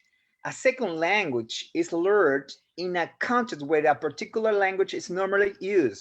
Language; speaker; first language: English; non-native, fluent; Spanish